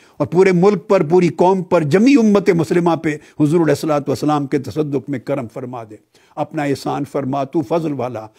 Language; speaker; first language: Urdu; native; Urdu